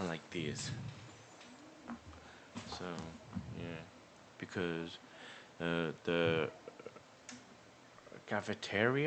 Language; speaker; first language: English; non-native, learner; Korean